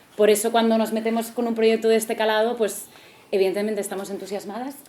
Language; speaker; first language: Spanish; non-native, local second language; Catalan